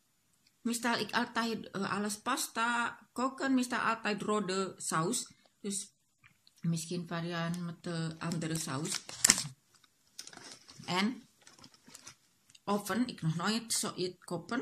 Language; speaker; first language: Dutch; non-native, learner; Indonesian